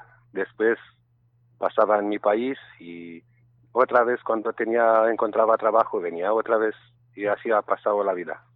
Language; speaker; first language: Spanish; non-native, learner; Romanian